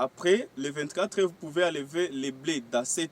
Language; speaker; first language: French; non-native, local second language; Swahili